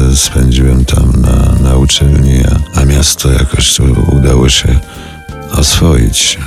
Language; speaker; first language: Polish; native; Polish